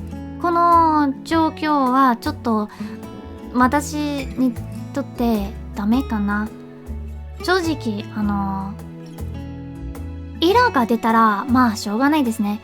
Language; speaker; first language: Japanese; non-native, learner; English